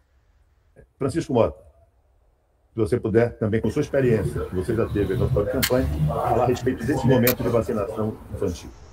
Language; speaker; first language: Portuguese; native; Portuguese